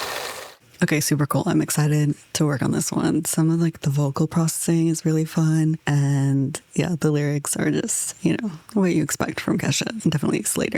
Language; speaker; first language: English; native; English